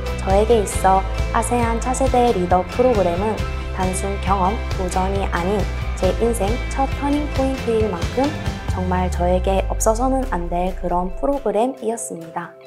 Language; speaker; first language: Korean; native; Korean